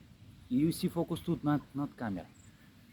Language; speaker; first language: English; non-native, learner; Russian